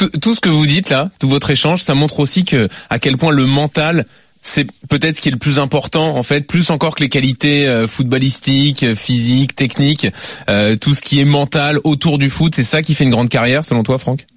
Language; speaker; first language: French; native; French